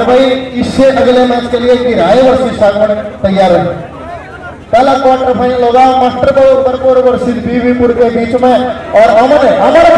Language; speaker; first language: Hindi; native; Hindi